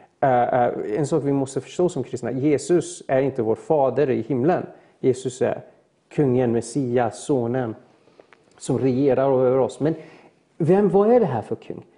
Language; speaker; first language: Swedish; early bilingual, other home language; Persian